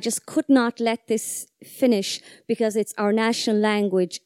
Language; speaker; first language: English; non-native, local second language; Irish